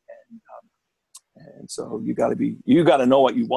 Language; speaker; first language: English; native; English